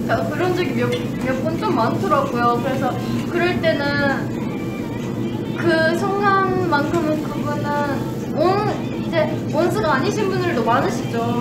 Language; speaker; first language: Korean; non-native, fluent; Japanese